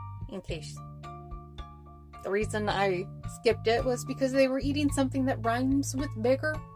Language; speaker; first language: English; native; English